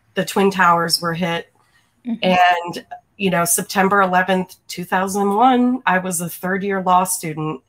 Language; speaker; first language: English; native; English